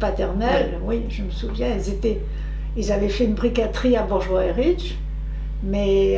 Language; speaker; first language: French; native; French